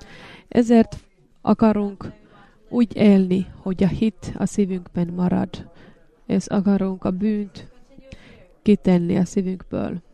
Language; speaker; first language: Hungarian; non-native, learner; Finnish